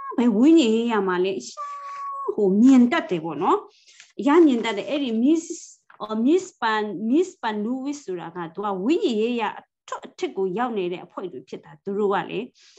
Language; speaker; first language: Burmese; non-native, local second language; Kachin